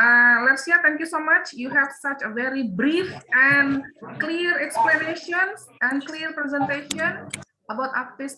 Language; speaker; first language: English; non-native, learner; Indonesian